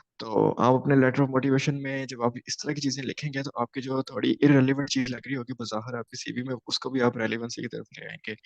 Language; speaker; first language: Urdu; non-native, local second language; Punjabi